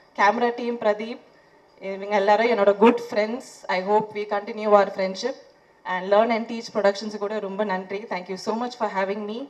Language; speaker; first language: Tamil; non-native, fluent; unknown